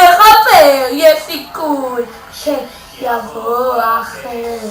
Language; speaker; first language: Hebrew; native; Hebrew